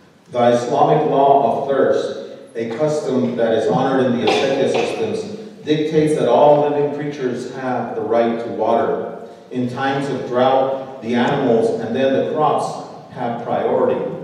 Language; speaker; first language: English; early bilingual, other home language; Spanish